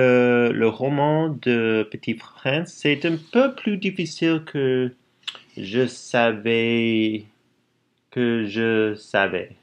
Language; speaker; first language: French; non-native, learner; English